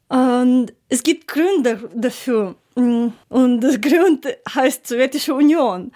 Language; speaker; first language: German; non-native, learner; Ukrainian